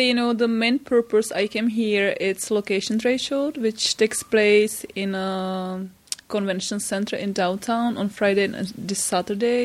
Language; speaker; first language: English; non-native, fluent; Czech